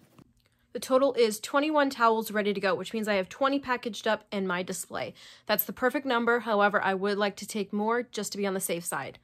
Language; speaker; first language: English; native; English